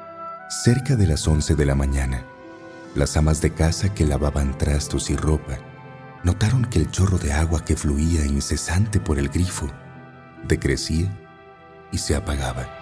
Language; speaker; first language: Spanish; native; Spanish